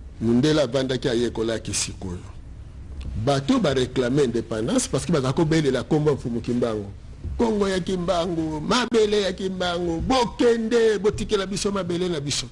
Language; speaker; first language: Lingala; native; Lingala